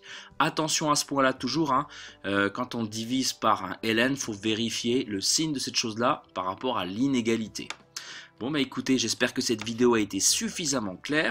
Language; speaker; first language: French; native; French